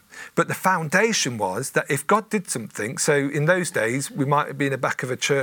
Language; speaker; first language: English; native; English